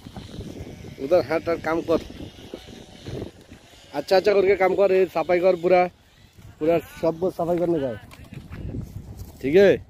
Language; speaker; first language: Hindi; non-native, learner; Bangla